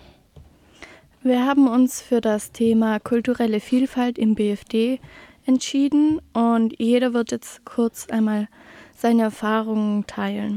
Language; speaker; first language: German; native; German